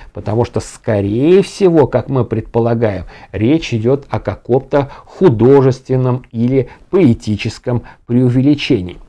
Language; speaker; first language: Russian; native; Russian